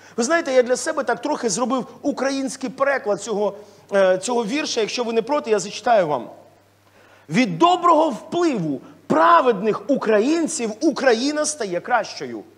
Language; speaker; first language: Ukrainian; non-native, local second language; Russian